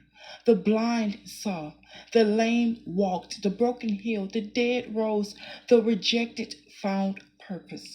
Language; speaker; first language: English; native; English